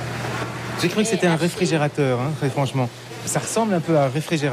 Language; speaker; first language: French; native; French